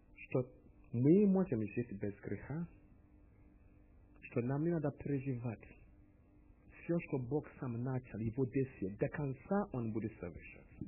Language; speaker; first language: Russian; non-native, learner; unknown